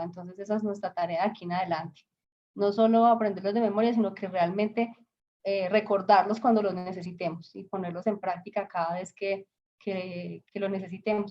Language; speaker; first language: Spanish; native; Spanish